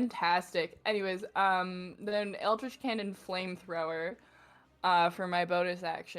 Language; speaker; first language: English; native; English